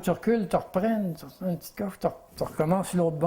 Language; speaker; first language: French; native; French